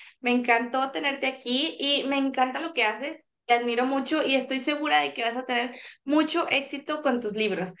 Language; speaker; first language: Spanish; native; Spanish